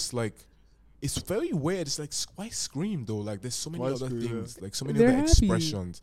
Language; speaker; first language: English; non-native, local second language; Yoruba